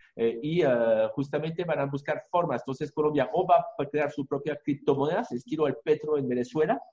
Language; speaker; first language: Spanish; non-native, fluent; French